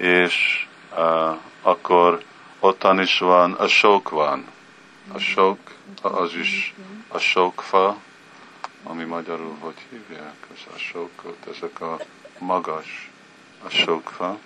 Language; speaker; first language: Hungarian; early bilingual, heritage; Hungarian